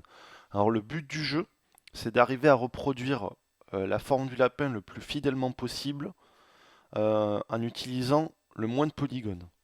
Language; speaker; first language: French; native; French